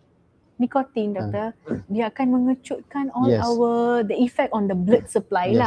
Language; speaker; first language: Malay; native; Malay